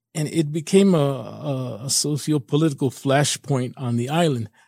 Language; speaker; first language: English; native; English